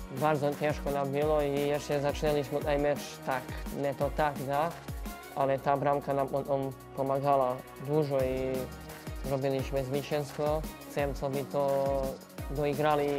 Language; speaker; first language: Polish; non-native, learner; Serbian